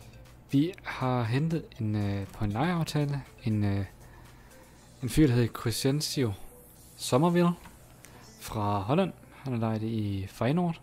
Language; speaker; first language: Danish; native; Danish